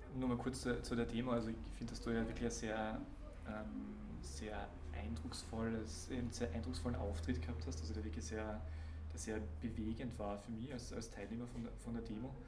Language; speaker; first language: German; native; German